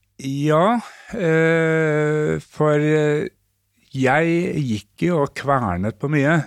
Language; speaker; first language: Norwegian; native; Norwegian